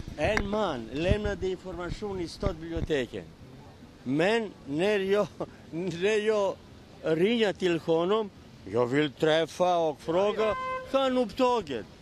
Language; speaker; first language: Swedish; non-native, learner; Serbian